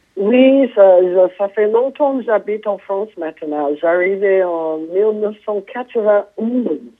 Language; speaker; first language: French; non-native, fluent; English